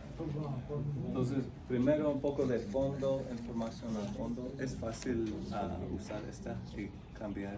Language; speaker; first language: Spanish; non-native, fluent; English